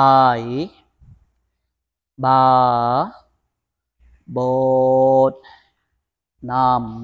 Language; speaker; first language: Vietnamese; non-native, learner; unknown